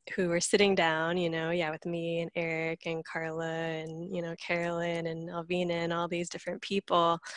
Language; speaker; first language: English; native; English